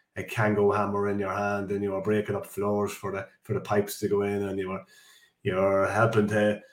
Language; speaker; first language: English; native; English